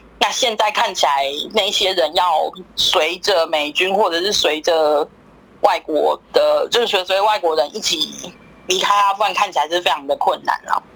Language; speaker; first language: Chinese; native; Chinese